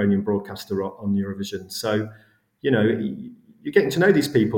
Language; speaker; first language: English; native; English